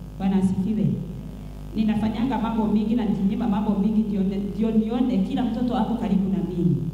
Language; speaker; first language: Swahili; non-native, local second language; Kikuyu